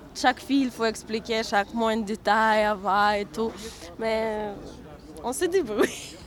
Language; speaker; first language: French; non-native, fluent; Russian